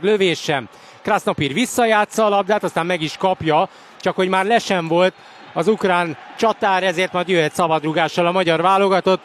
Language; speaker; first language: Hungarian; native; Hungarian